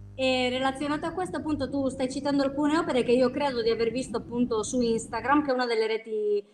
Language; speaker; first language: Italian; non-native, fluent; Spanish